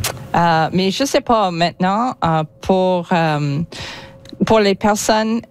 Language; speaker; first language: French; non-native, learner; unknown